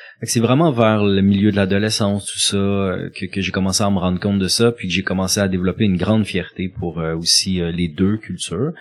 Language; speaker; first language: French; native; French